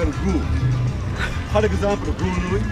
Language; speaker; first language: English; non-native, learner; Japanese